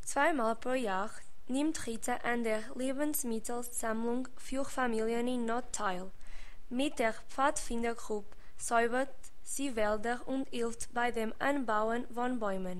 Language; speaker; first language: German; non-native, learner; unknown